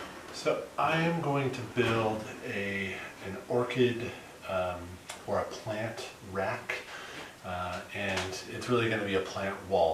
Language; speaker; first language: English; native; English